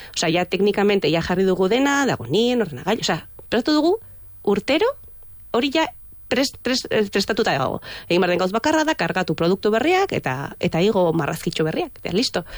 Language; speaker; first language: Basque; non-native, local second language; Spanish